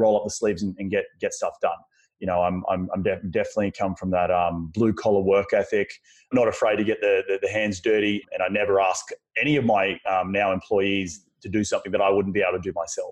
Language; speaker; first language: English; native; English